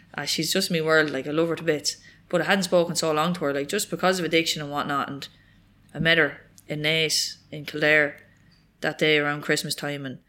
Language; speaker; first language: English; native; English